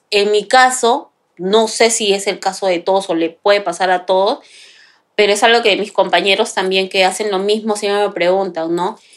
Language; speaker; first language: Spanish; native; Spanish